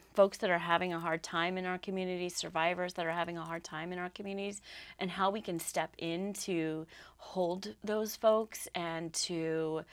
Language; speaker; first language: English; native; English